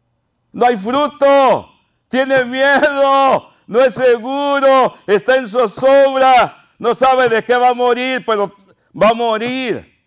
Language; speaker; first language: Spanish; native; Spanish